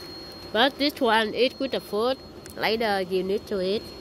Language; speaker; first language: English; non-native, learner; Vietnamese